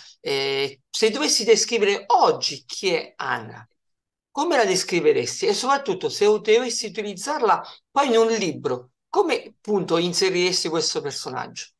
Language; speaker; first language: Italian; native; Italian